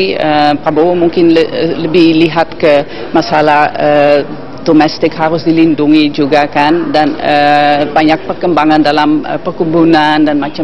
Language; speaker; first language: Indonesian; non-native, fluent; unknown